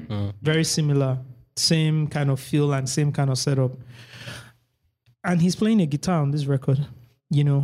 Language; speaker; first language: English; non-native, local second language; Yoruba